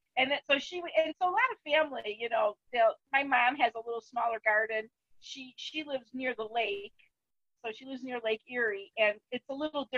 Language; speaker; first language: English; native; English